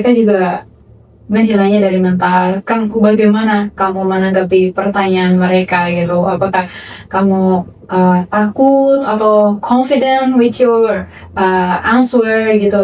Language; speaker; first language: Indonesian; non-native, fluent; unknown